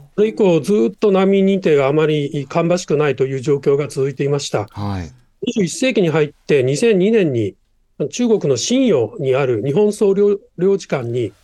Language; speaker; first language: Japanese; native; Japanese